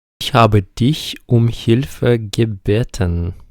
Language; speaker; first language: German; non-native, fluent; Ukrainian